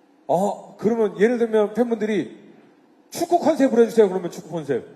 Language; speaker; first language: Korean; native; Korean